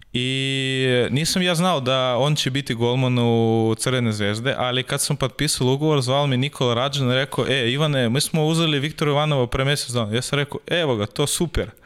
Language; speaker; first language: Serbian; non-native, learner; Russian